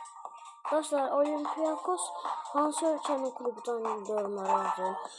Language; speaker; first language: Turkish; non-native, learner; Azerbaijani